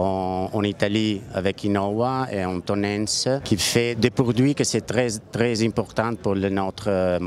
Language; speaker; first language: French; non-native, learner; Italian